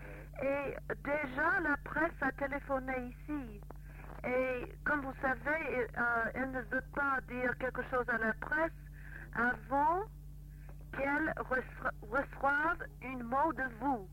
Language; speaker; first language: French; non-native, fluent; English